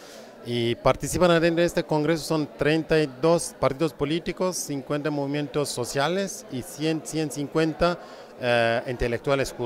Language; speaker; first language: Spanish; non-native, fluent; Kurdish